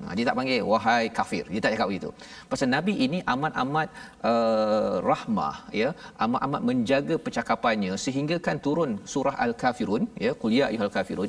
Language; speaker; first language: Malay; native; Malay